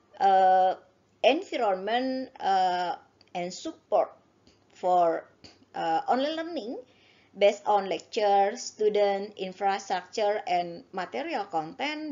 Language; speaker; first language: English; non-native, learner; Indonesian